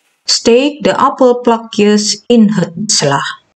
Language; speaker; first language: Dutch; non-native, fluent; Indonesian